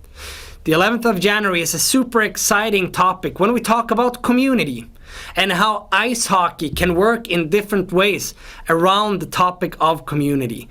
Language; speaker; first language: English; non-native, fluent; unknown